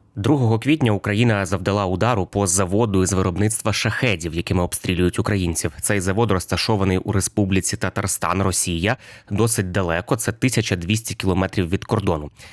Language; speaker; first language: Ukrainian; native; Ukrainian